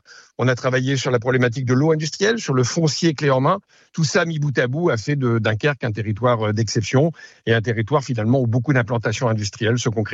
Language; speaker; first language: French; native; French